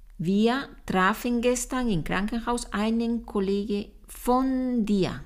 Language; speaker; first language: German; non-native, fluent; Spanish